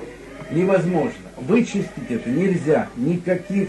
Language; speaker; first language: Russian; native; Russian